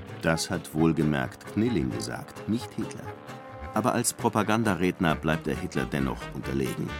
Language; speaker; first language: German; native; German